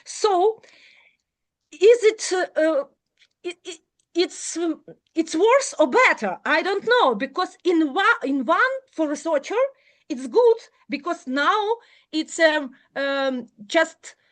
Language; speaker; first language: English; non-native, learner; Ukrainian